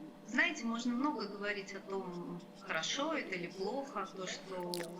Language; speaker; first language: Russian; native; Russian